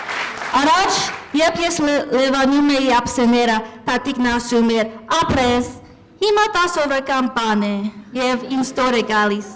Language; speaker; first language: Armenian; non-native, learner; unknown